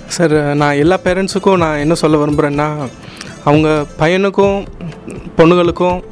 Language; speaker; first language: Tamil; native; Tamil